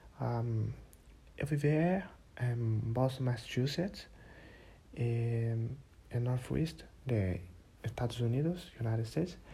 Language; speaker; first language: Portuguese; non-native, learner; English